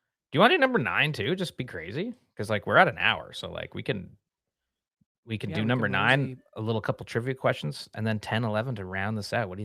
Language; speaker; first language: English; native; English